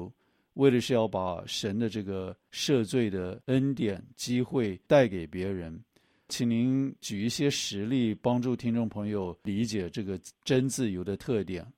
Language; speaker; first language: Chinese; native; Chinese